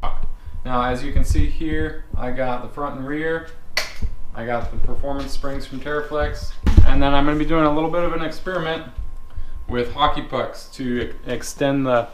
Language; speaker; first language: English; native; English